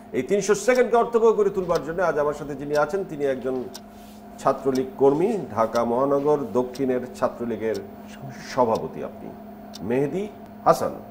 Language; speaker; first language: Bangla; native; Bangla